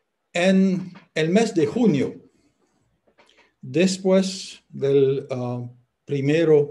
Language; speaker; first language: Spanish; non-native, fluent; French